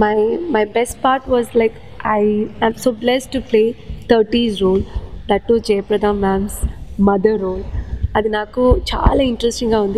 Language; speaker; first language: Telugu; non-native, local second language; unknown